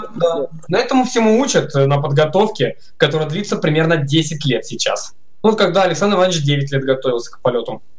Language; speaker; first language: Russian; native; Russian